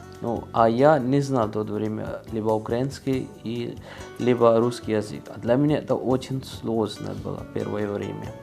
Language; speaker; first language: Russian; non-native, learner; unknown